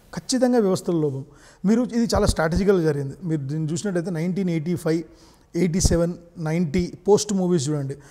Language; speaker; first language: Telugu; native; Telugu